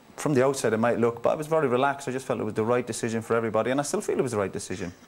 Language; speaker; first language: English; native; English